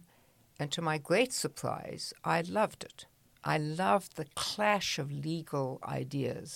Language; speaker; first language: English; native; English